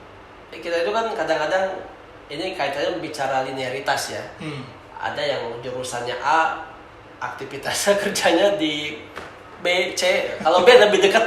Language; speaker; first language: Indonesian; native; Indonesian